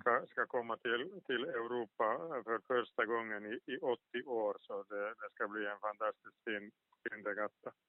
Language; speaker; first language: Swedish; non-native, local second language; Finnish